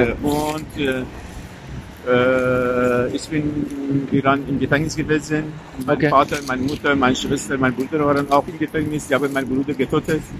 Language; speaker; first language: German; non-native, fluent; Persian